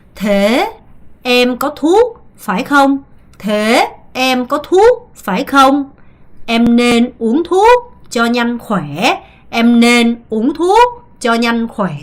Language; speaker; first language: Vietnamese; non-native, fluent; Korean